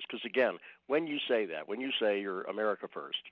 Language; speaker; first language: English; native; English